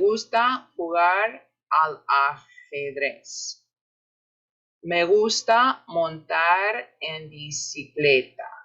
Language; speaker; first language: Spanish; non-native, fluent; English